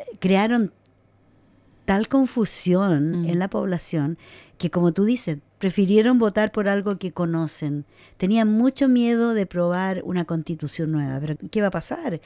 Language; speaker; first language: Spanish; native; Spanish